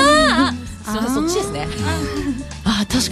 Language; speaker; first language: Japanese; native; Japanese